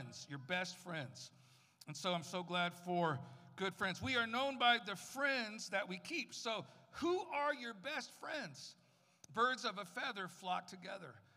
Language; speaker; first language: English; native; English